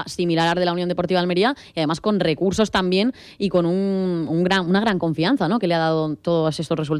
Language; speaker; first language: Spanish; native; Spanish